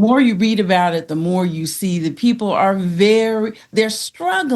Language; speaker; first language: English; native; English